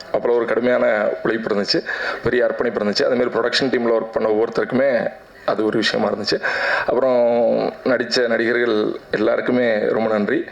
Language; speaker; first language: Tamil; native; Tamil